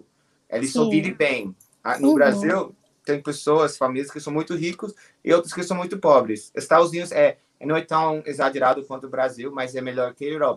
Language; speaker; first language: Portuguese; non-native, learner; English